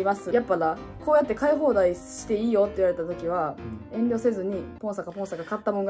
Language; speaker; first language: Japanese; native; Japanese